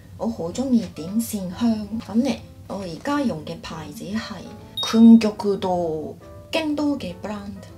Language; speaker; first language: Cantonese; non-native, fluent; Japanese